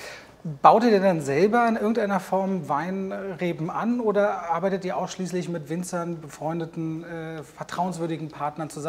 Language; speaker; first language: German; native; German